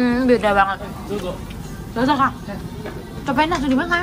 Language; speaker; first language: Indonesian; non-native, local second language; Javanese